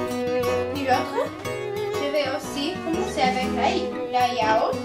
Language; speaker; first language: French; non-native, learner; English